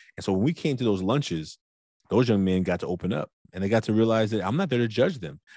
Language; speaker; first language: English; native; English